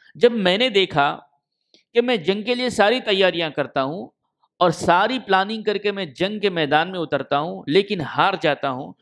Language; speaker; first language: Urdu; native; Urdu